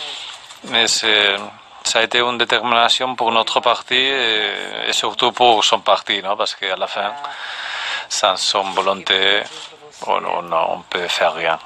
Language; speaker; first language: French; non-native, fluent; Spanish